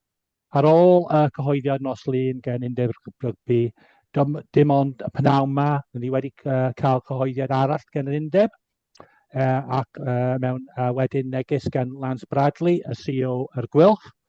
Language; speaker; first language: Welsh; non-native, fluent; English